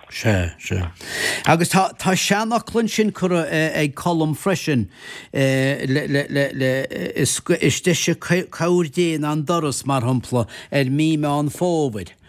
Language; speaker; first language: Irish; native; Irish